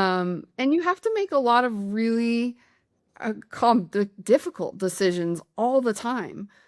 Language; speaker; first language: English; native; English